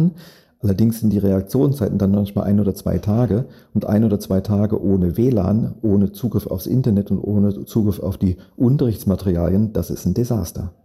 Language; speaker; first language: German; native; German